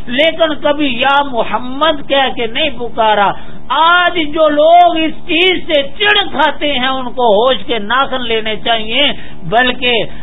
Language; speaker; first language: Urdu; non-native, local second language; Dogri